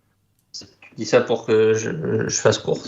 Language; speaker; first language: French; native; French